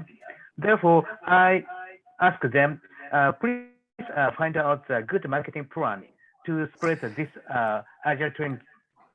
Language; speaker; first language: English; non-native, learner; Japanese